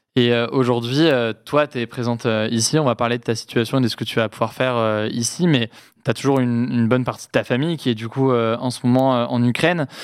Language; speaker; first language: French; native; French